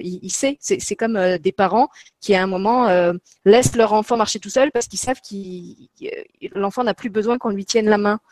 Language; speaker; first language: French; native; French